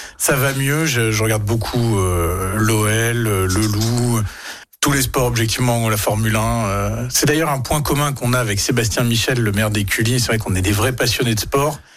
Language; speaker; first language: French; non-native, fluent; Romanian